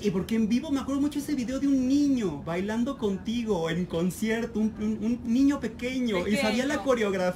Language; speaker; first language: Spanish; native; Spanish